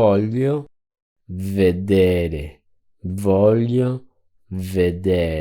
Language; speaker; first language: Italian; non-native, fluent; Spanish